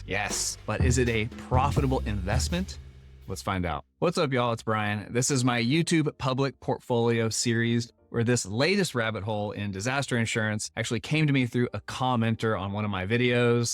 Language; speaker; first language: English; native; English